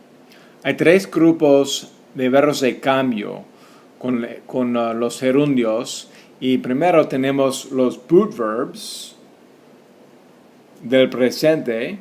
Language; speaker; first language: Spanish; non-native, fluent; English